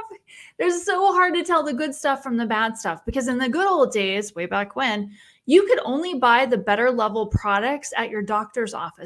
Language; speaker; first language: English; native; English